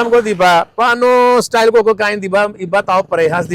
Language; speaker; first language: Filipino; non-native, learner; Urdu